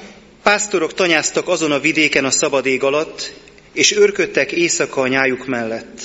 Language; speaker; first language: Hungarian; native; Hungarian